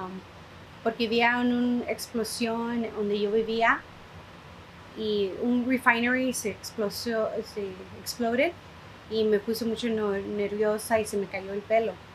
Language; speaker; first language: Spanish; early bilingual, heritage; Spanish